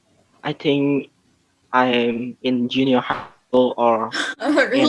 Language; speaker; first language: English; non-native, learner; Indonesian